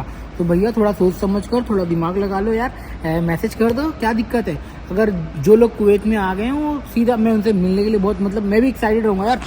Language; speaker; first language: Hindi; native; Hindi